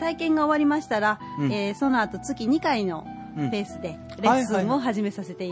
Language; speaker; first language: Japanese; native; Japanese